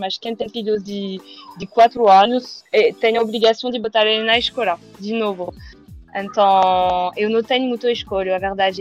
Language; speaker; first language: Portuguese; non-native, learner; French